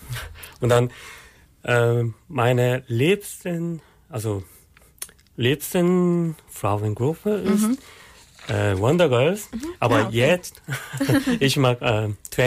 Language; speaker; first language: German; non-native, learner; Korean